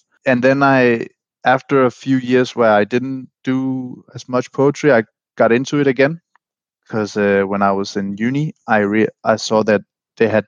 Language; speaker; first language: English; non-native, fluent; Danish